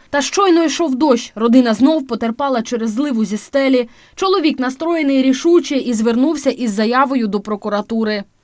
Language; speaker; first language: Ukrainian; native; Ukrainian